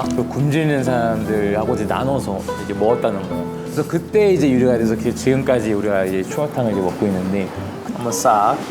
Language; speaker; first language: Korean; native; Korean